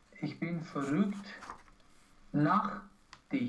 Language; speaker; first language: German; non-native, fluent; Romanian